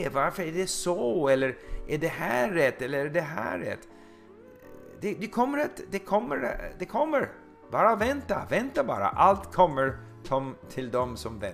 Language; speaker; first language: Swedish; non-native, fluent; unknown